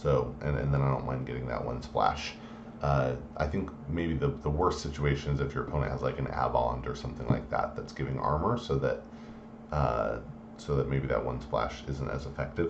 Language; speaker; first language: English; native; English